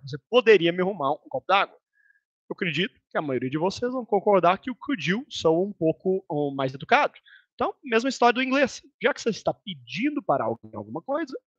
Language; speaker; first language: Portuguese; native; Portuguese